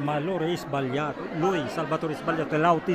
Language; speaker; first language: Italian; non-native, learner; Filipino